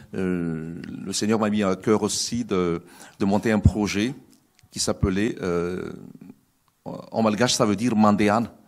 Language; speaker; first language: French; non-native, local second language; Malagasy